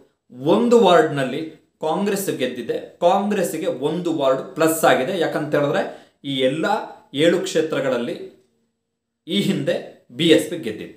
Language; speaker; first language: Kannada; native; Kannada